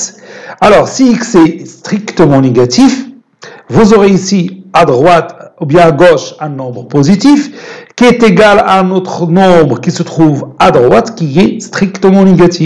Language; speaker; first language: French; non-native, local second language; Arabic